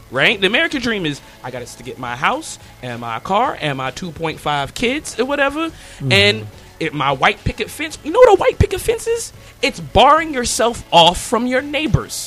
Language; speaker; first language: English; native; English